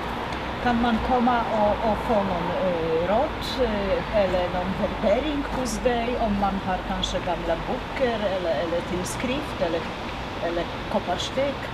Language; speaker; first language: Swedish; non-native, learner; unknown